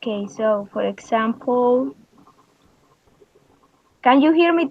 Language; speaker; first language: English; non-native, learner; Spanish